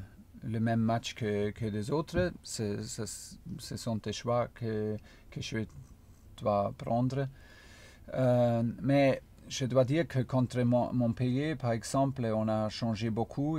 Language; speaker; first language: French; non-native, fluent; German